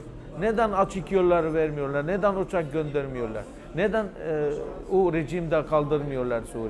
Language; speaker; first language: Turkish; non-native, fluent; Arabic